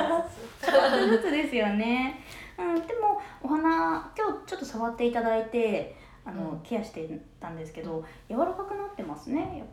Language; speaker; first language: Japanese; native; Japanese